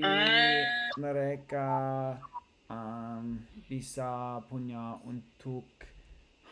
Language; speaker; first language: Indonesian; non-native, learner; English